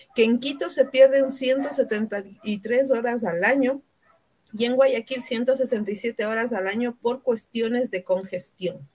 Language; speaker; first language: Spanish; native; Spanish